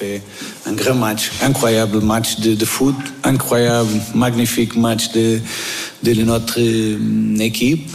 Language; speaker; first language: French; non-native, fluent; Portuguese